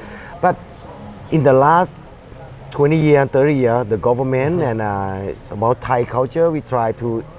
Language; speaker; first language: English; non-native, fluent; Thai